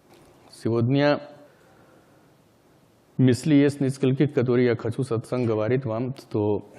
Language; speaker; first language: Russian; non-native, learner; Hindi